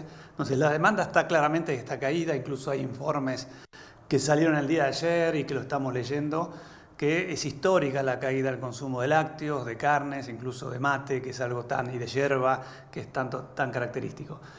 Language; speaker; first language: Spanish; native; Spanish